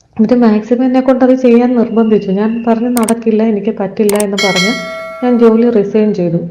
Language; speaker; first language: Malayalam; native; Malayalam